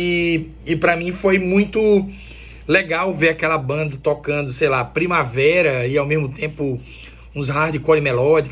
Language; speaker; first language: Portuguese; native; Portuguese